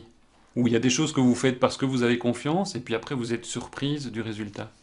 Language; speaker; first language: French; native; French